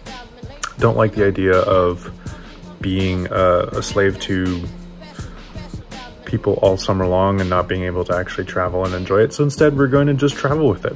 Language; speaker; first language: English; native; English